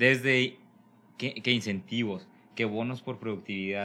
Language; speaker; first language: Spanish; native; Spanish